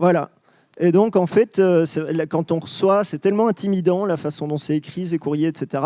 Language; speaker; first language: French; native; French